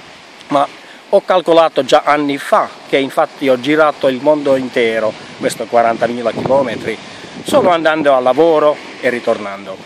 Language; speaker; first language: Italian; non-native, fluent; Finnish